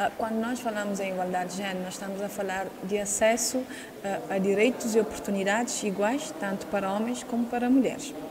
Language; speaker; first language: Portuguese; non-native, local second language; Kabuverdianu